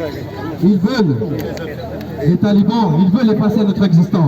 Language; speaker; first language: French; non-native, fluent; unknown